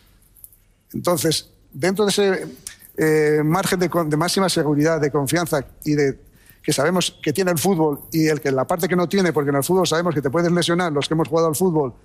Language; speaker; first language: Spanish; native; Spanish